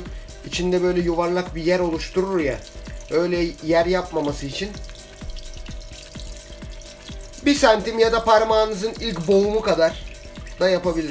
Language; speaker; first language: Turkish; native; Turkish